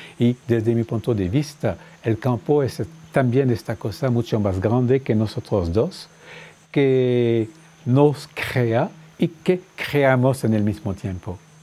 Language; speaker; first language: Spanish; non-native, fluent; French